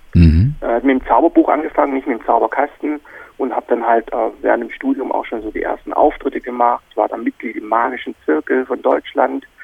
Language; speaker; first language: German; native; German